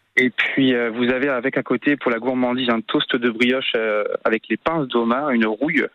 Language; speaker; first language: French; native; French